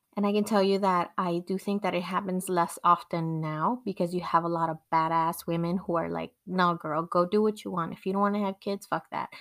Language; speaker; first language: English; non-native, fluent; Spanish